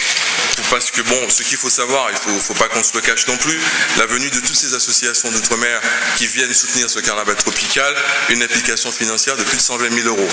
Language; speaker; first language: French; native; French